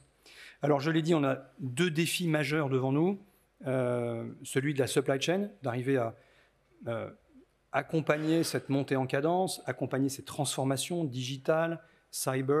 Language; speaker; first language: French; native; French